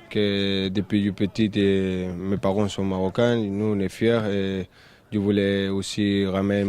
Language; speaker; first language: French; non-native, fluent; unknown